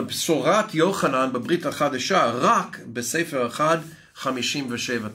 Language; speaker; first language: Hebrew; non-native, fluent; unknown